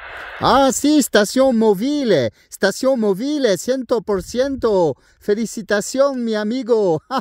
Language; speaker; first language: Spanish; non-native, learner; French